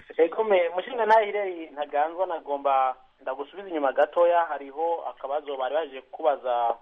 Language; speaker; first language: Rundi; early bilingual, heritage; Rundi